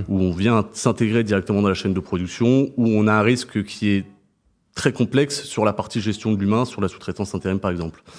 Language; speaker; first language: French; native; French